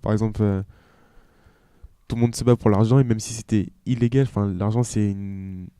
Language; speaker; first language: French; native; French